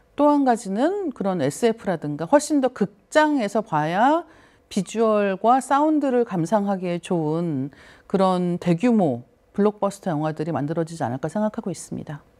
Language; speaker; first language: Korean; native; Korean